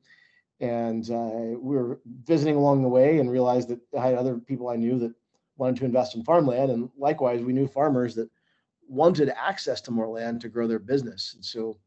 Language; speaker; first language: English; native; English